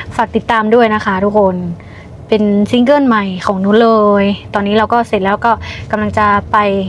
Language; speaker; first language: Thai; non-native, fluent; Lao